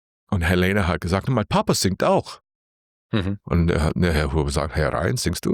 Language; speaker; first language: German; non-native, learner; English